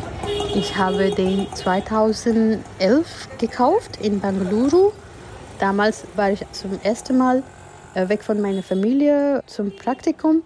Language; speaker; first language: German; non-native, learner; Gujarati